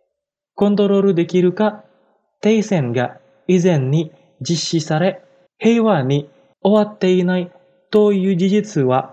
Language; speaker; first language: Japanese; non-native, fluent; Indonesian